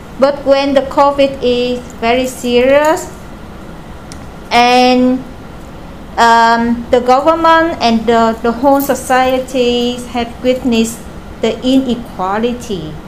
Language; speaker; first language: English; non-native, learner; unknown